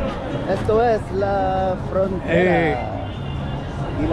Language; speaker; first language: Spanish; non-native, fluent; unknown